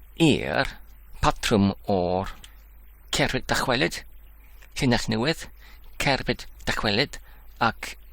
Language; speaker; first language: Welsh; non-native, learner; English